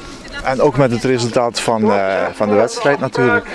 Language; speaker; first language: Dutch; native; Dutch